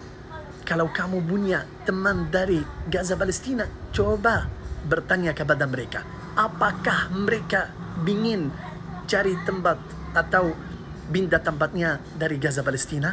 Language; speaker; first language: Indonesian; non-native, learner; Arabic